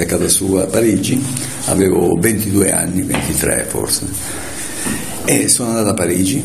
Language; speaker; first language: Italian; native; Italian